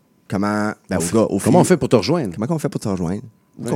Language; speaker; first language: French; native; French